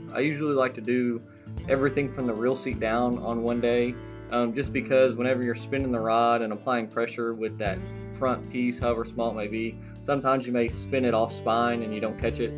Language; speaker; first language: English; native; English